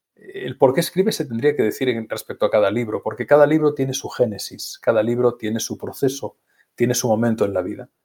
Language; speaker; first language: Spanish; native; Spanish